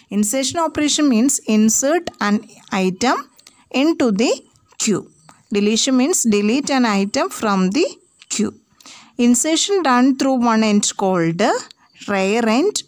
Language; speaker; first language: English; non-native, local second language; Malayalam